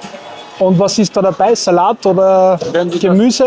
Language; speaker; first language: German; native; German